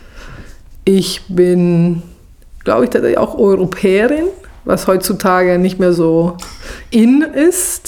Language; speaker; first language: German; non-native, fluent; Italian